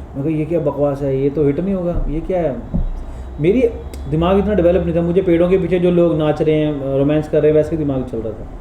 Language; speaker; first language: Hindi; non-native, local second language; Punjabi